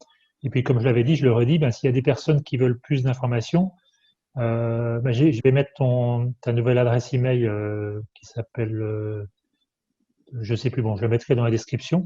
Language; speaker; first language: French; native; French